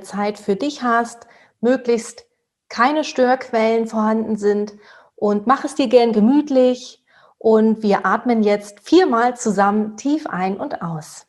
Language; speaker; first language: German; native; German